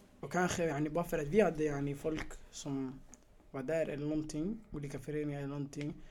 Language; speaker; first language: Swedish; early bilingual, other home language; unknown